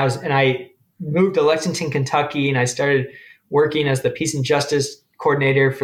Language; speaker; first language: English; native; English